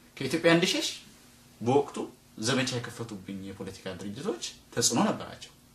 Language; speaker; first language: Amharic; native; Amharic